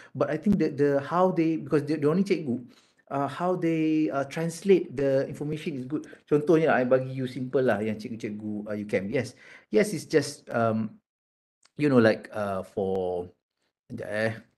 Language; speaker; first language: English; non-native, local second language; Malay